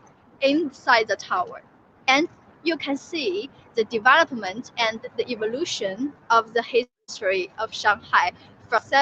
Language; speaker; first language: English; non-native, fluent; Chinese